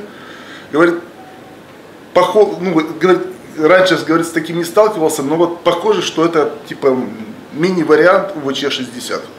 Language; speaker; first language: Russian; native; Russian